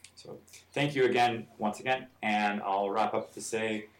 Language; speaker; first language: English; native; English